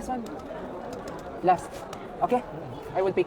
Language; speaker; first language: English; non-native, learner; Filipino